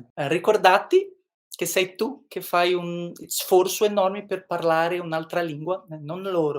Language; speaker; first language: Italian; non-native, fluent; Portuguese